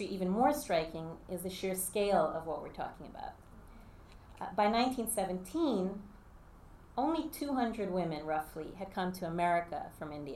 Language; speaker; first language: English; native; English